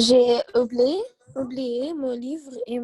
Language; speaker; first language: French; non-native, learner; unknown